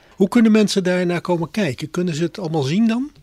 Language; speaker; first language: Dutch; native; Dutch